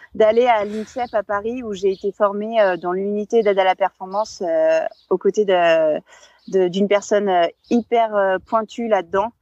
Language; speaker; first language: French; native; French